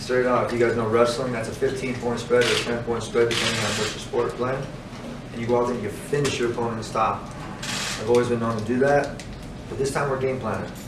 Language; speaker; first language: English; early bilingual, other home language; Spanish